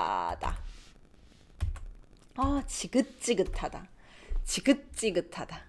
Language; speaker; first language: Korean; non-native, fluent; English